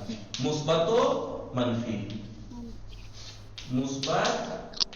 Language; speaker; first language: Persian; non-native, fluent; Urdu